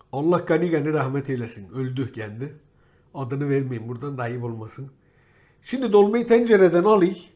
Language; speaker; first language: Turkish; native; Turkish